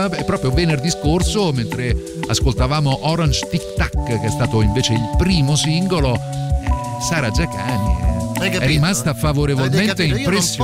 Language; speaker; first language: Italian; native; Italian